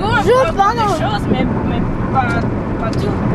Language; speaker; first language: French; non-native, learner; Spanish